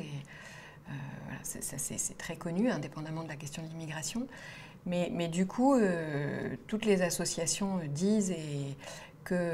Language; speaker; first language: French; native; French